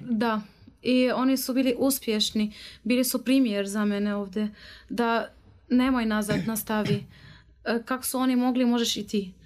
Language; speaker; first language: Croatian; non-native, learner; Arabic